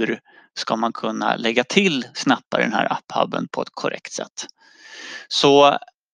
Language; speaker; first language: Swedish; native; Swedish